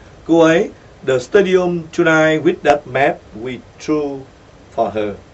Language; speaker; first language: English; non-native, fluent; Vietnamese